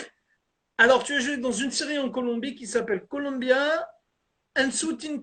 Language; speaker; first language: French; native; French